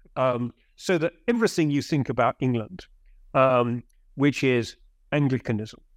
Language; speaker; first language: English; native; English